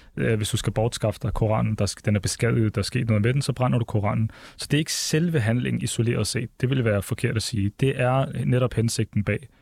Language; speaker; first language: Danish; early bilingual, other home language; Arabic